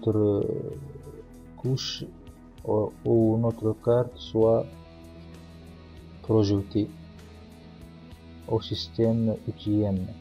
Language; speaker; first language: French; non-native, local second language; Arabic